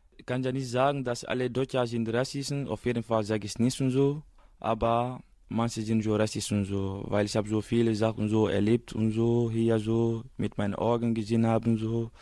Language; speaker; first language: German; non-native, learner; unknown